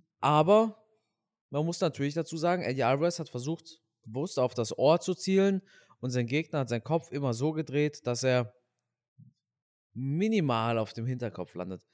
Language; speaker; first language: German; native; German